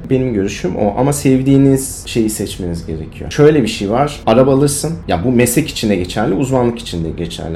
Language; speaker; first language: Turkish; early bilingual, other home language; German